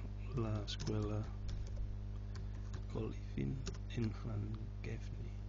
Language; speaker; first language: Spanish; non-native, fluent; English